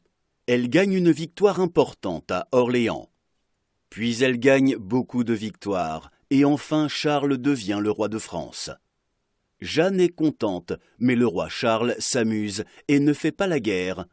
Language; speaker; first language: French; non-native, fluent; Arabic